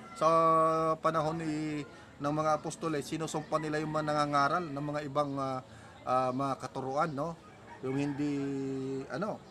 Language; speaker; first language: Filipino; non-native, local second language; Iloko